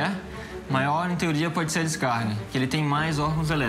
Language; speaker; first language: Portuguese; native; Portuguese